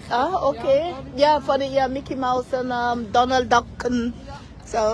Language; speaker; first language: German; non-native, learner; English